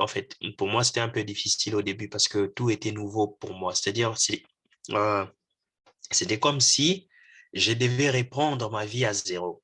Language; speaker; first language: French; non-native, local second language; Lingala